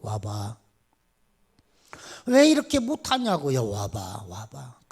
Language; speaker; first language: Korean; native; Korean